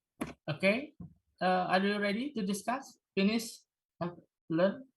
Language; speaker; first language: English; non-native, fluent; Indonesian